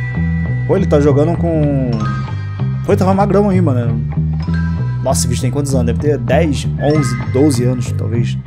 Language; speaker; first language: Portuguese; native; Portuguese